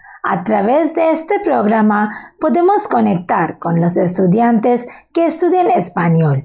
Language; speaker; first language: Spanish; non-native, learner; Bangla